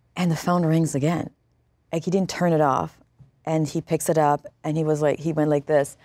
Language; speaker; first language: English; non-native, fluent; German